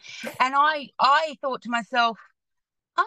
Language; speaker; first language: English; native; English